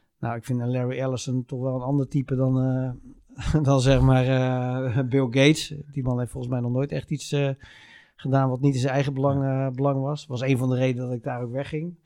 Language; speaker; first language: Dutch; native; Dutch